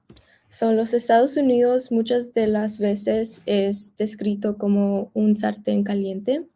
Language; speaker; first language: Spanish; early bilingual, heritage; Spanish